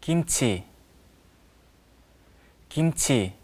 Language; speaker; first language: Korean; non-native, learner; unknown